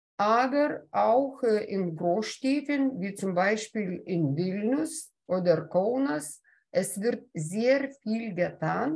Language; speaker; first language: German; non-native, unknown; Lithuanian